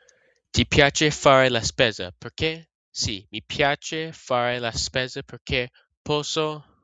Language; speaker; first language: Italian; non-native, learner; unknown